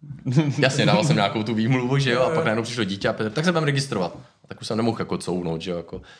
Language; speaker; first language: Czech; native; Czech